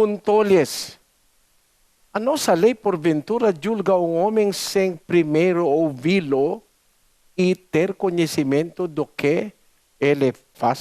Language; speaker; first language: Portuguese; non-native, learner; Filipino